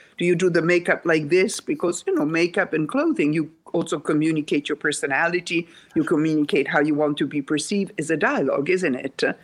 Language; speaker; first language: English; non-native, fluent; Italian